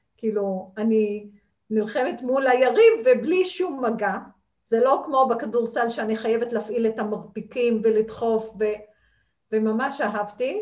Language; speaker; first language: Hebrew; non-native, local second language; Arabic